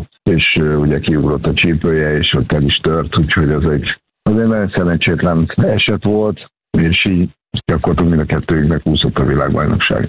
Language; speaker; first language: Hungarian; native; Hungarian